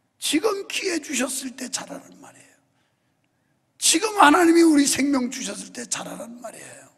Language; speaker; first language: Korean; native; Korean